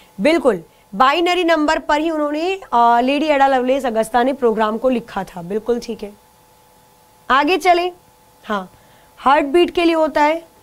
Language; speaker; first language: Hindi; native; Hindi